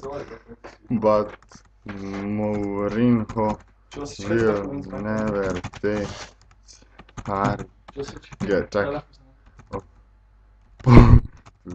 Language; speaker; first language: English; non-native, learner; Bosnian